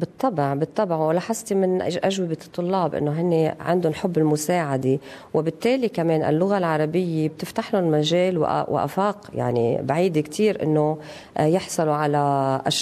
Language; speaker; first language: Arabic; native; Arabic